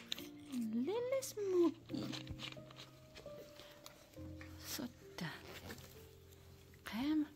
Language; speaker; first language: Danish; non-native, learner; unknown